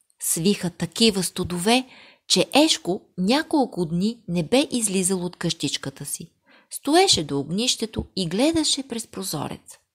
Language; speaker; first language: Bulgarian; native; Bulgarian